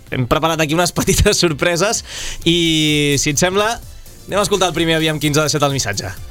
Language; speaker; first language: Catalan; native; Catalan